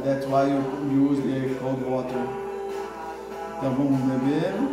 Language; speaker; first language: English; non-native, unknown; Portuguese